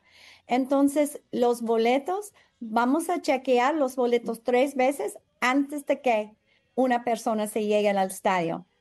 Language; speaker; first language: Spanish; non-native, learner; English